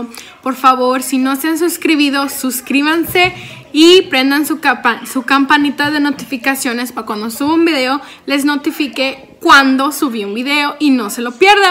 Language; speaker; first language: Spanish; early bilingual, heritage; Spanish